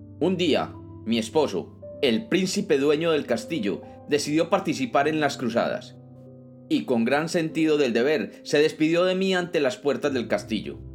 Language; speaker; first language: Spanish; native; Spanish